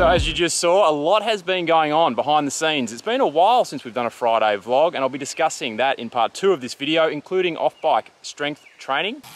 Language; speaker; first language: English; native; English